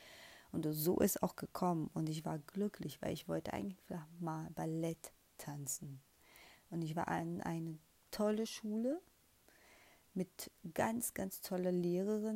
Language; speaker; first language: German; non-native, fluent; Portuguese